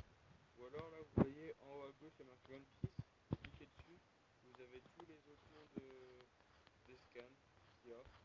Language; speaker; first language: French; native; French